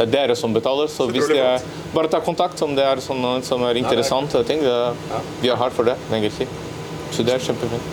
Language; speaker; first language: Norwegian; non-native, learner; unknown